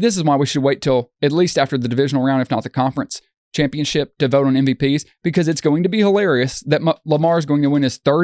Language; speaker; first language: English; native; English